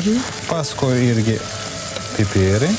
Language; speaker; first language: Lithuanian; non-native, learner; Turkish